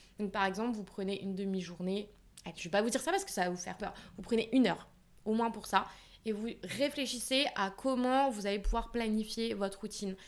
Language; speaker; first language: French; native; French